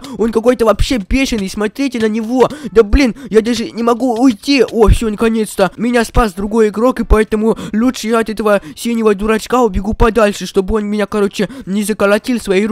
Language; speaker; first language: Russian; native; Russian